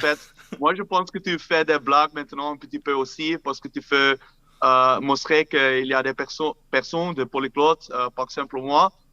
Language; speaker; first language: French; non-native, fluent; Dutch